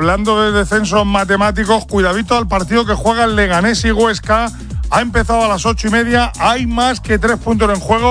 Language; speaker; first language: Spanish; native; Spanish